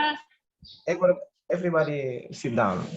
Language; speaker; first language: English; non-native, learner; Indonesian